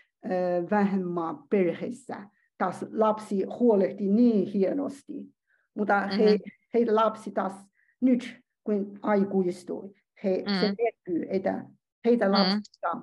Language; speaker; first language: Finnish; non-native, learner; Chinese